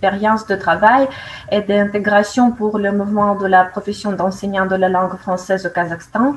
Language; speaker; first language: French; non-native, fluent; Russian